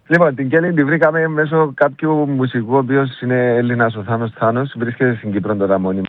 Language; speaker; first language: Greek; native; Greek